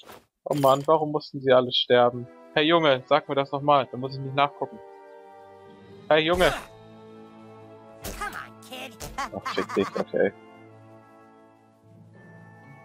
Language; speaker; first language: German; native; German